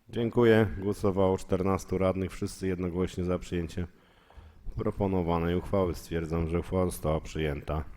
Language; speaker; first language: Polish; native; Polish